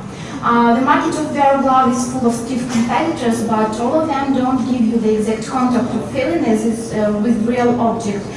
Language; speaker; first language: English; non-native, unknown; Russian